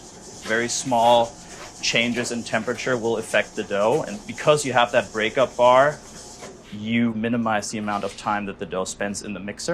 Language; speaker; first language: English; native; English